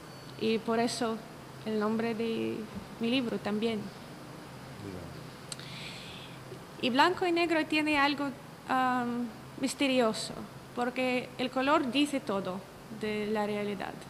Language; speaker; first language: Spanish; non-native, learner; Russian